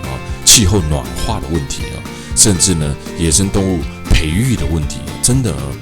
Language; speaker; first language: Chinese; native; Chinese